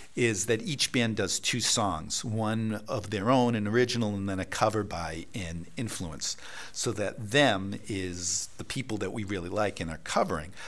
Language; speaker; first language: English; native; English